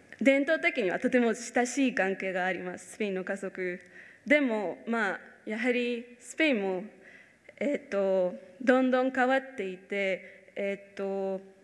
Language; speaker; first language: Japanese; non-native, fluent; Spanish